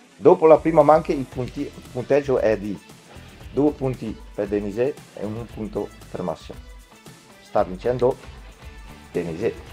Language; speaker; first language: Italian; non-native, fluent; Dutch